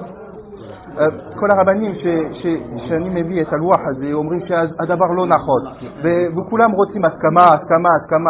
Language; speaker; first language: Hebrew; non-native, fluent; French